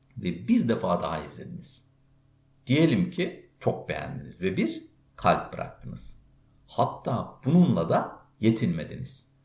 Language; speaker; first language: Turkish; native; Turkish